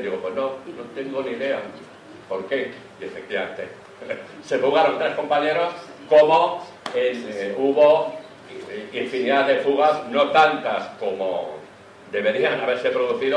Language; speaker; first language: Spanish; native; Spanish